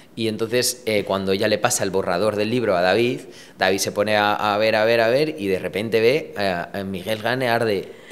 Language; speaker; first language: Spanish; early bilingual, other home language; Romanian